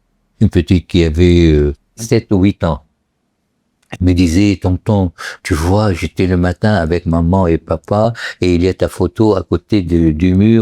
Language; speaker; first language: French; non-native, local second language; Arabic